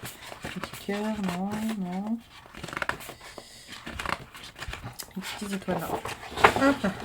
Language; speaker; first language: French; native; French